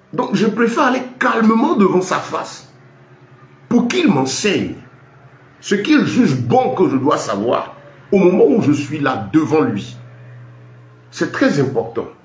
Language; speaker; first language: French; native; French